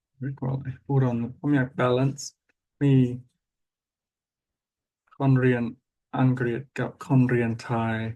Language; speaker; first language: Thai; non-native, learner; English